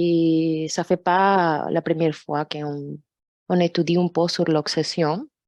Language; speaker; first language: French; non-native, fluent; Portuguese